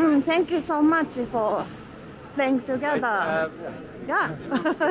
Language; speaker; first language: English; non-native, learner; Japanese